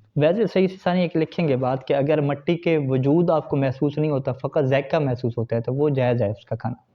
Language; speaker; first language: Urdu; non-native, local second language; Punjabi